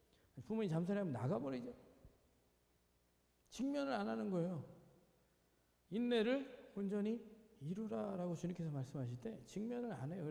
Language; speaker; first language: Korean; native; Korean